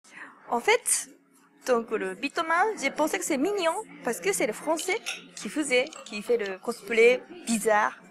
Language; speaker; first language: French; non-native, fluent; Japanese